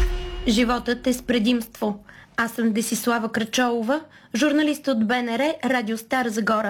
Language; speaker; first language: Bulgarian; native; Bulgarian